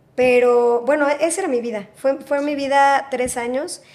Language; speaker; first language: Spanish; native; Spanish